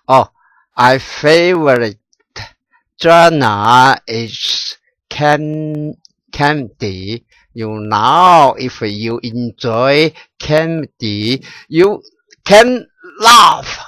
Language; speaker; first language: English; non-native, learner; Chinese